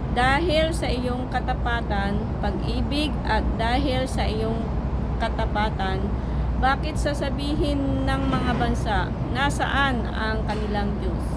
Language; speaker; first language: Filipino; non-native, local second language; Iloko